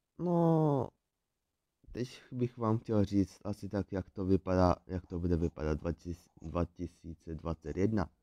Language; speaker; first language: Czech; early bilingual, other home language; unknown